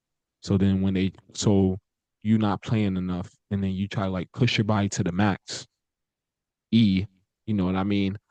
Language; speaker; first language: English; native; English